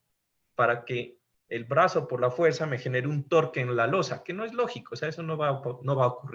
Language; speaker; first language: Spanish; native; Spanish